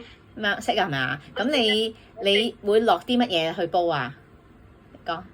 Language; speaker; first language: Cantonese; native; Cantonese